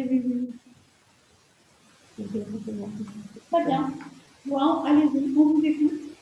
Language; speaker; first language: French; non-native, fluent; Portuguese